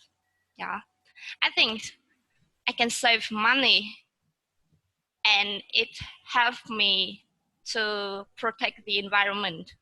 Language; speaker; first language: English; non-native, learner; Vietnamese